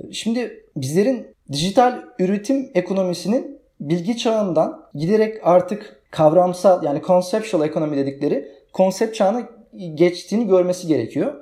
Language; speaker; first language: Turkish; native; Turkish